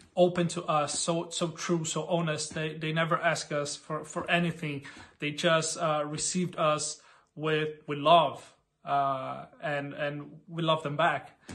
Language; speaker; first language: English; non-native, fluent; Portuguese